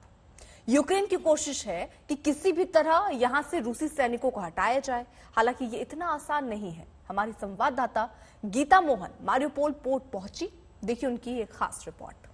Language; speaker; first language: Hindi; native; Hindi